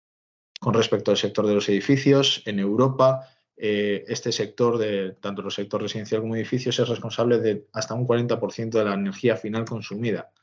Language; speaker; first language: Spanish; native; Spanish